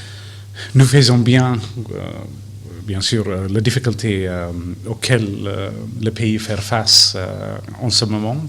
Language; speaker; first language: French; non-native, fluent; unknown